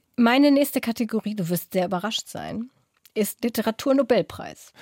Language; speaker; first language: German; native; German